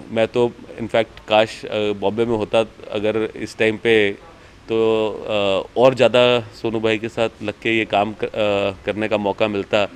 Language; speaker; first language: Hindi; native; Hindi